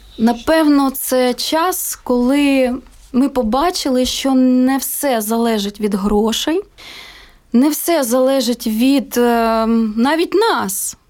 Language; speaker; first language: Ukrainian; native; Ukrainian